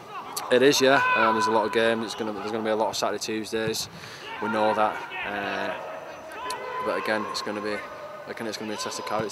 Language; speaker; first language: English; native; English